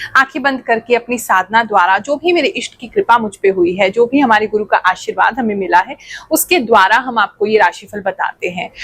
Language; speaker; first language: Hindi; native; Hindi